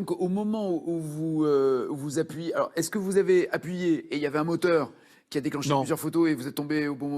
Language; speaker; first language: French; native; French